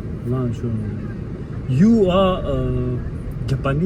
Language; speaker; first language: English; non-native, fluent; Kyrgyz